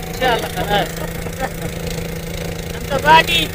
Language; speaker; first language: Arabic; non-native, learner; Bangla